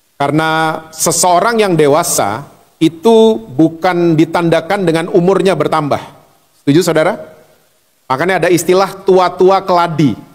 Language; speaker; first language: Indonesian; native; Indonesian